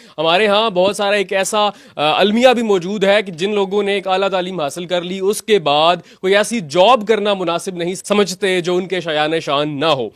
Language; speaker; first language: Urdu; non-native, local second language; Punjabi